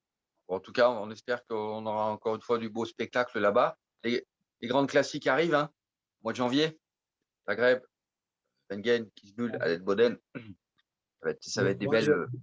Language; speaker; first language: French; native; French